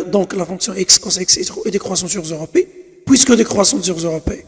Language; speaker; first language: French; non-native, local second language; Arabic